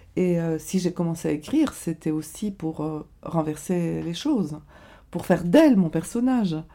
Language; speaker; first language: French; non-native, fluent; Bulgarian